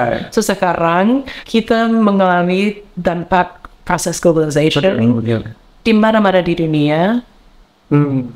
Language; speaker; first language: Indonesian; non-native, learner; English